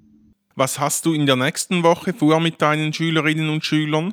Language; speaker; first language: German; native; German